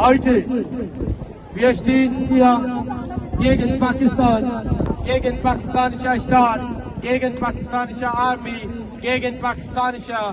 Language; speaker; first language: German; non-native, learner; Baluchi